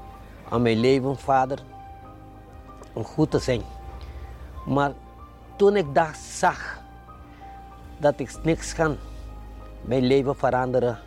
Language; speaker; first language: Dutch; non-native, fluent; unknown